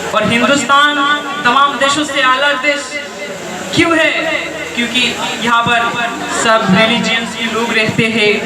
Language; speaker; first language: Hindi; native; Hindi